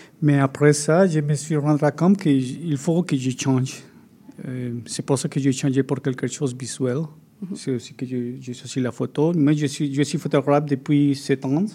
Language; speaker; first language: French; non-native, fluent; Spanish